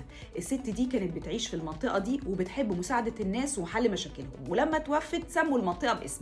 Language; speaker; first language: Arabic; native; Arabic